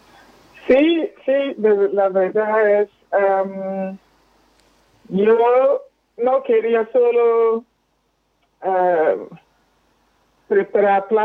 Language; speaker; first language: Spanish; non-native, fluent; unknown